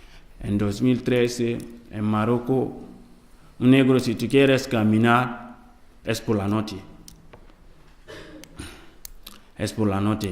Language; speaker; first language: Spanish; non-native, learner; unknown